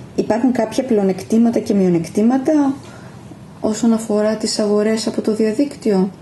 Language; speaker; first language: Greek; native; Greek